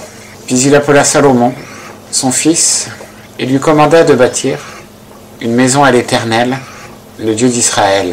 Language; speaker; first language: French; native; French